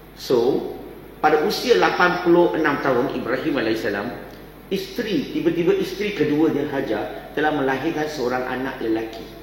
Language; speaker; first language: Malay; non-native, local second language; Chinese